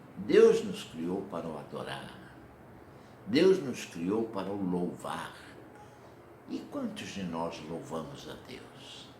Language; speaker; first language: Portuguese; native; Portuguese